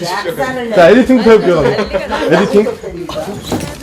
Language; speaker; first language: Korean; native; Korean